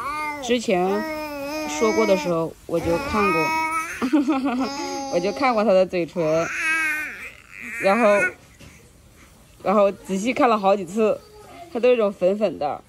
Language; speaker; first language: Chinese; native; Chinese